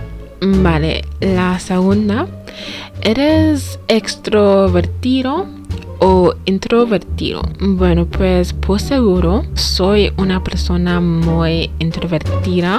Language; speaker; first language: Spanish; non-native, fluent; English